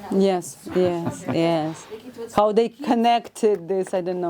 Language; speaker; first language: English; non-native, learner; Ukrainian